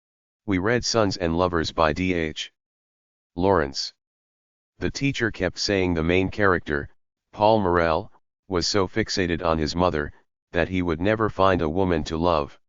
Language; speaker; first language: English; native; English